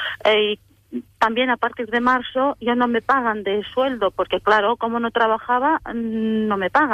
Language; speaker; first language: Spanish; non-native, learner; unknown